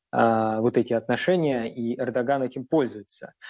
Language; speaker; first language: Russian; native; Russian